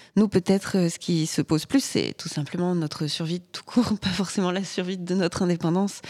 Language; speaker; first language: French; native; French